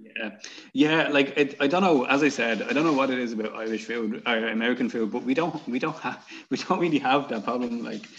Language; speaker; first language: English; native; English